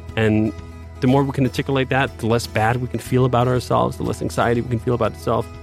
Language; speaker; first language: English; non-native, fluent; Danish